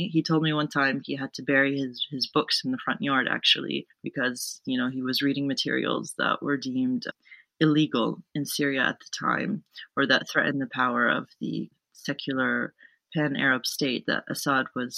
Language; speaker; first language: English; native; English